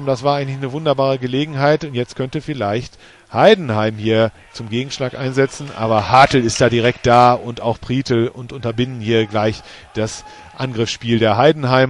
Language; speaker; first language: German; native; German